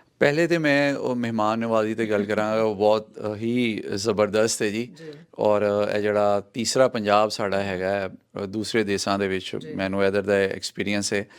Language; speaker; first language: Punjabi; native; Punjabi